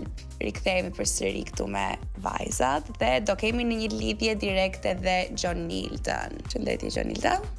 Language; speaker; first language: Albanian; native; Albanian